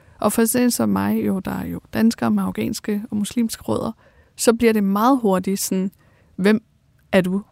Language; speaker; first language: Danish; early bilingual, other home language; Persian